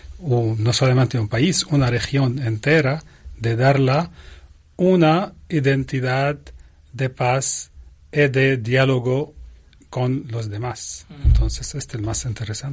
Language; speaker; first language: Spanish; non-native, learner; Arabic